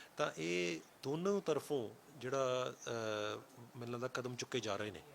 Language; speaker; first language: Punjabi; early bilingual, heritage; Punjabi